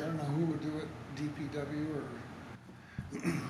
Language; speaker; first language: English; native; English